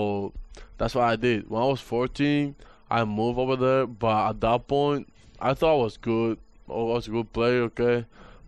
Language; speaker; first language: English; non-native, fluent; Spanish